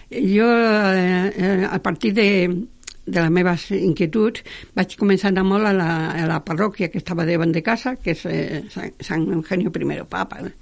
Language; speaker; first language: Catalan; non-native, local second language; Spanish